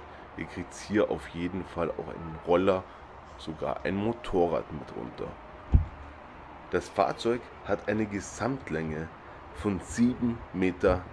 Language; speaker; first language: German; native; German